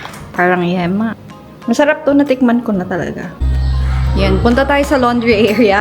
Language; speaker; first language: Filipino; native; Filipino